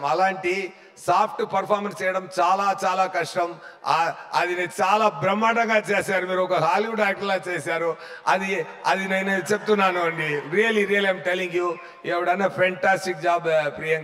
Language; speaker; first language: Telugu; non-native, fluent; Tamil